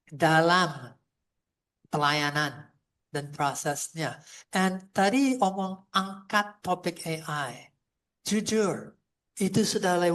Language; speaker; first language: Indonesian; non-native, fluent; English